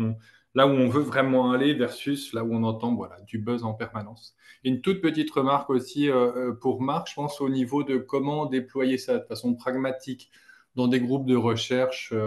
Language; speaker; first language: French; native; French